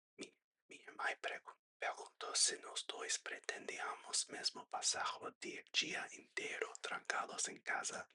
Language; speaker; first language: Portuguese; non-native, learner; English